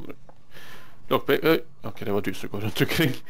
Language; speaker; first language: Swedish; non-native, learner; Norwegian